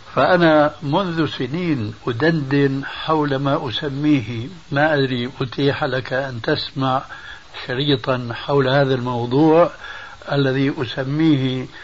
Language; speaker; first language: Arabic; early bilingual, other home language; Albanian